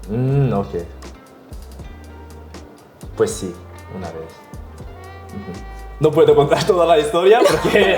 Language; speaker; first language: Spanish; non-native, learner; Korean